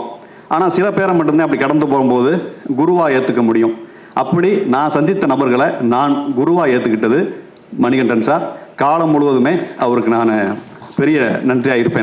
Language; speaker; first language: Tamil; native; Tamil